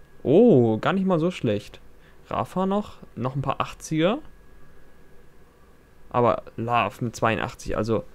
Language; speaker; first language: German; native; German